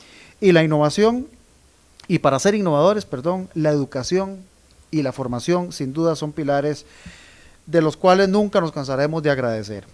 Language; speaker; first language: Spanish; native; Spanish